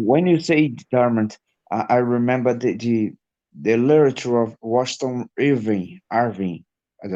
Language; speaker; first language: English; non-native, learner; Portuguese